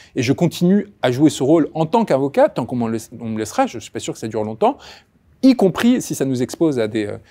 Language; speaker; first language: French; early bilingual, other home language; Spanish